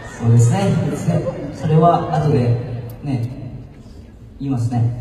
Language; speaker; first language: Japanese; non-native, fluent; Korean